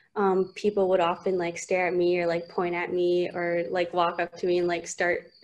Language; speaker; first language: English; native; English